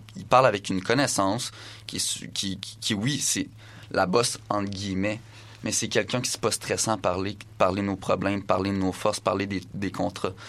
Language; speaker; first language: French; native; French